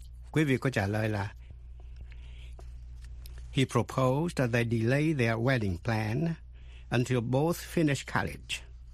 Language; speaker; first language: English; non-native, fluent; Vietnamese